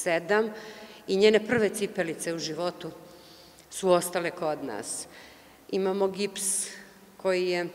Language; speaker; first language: Serbian; native; Serbian